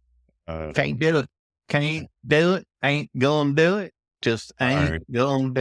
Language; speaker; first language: English; native; English